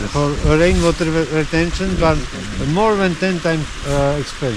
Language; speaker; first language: English; non-native, learner; Slovak